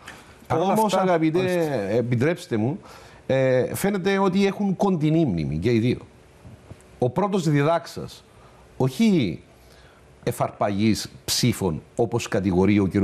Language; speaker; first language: Greek; native; Greek